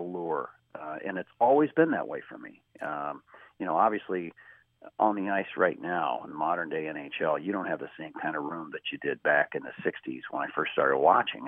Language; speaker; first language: English; native; English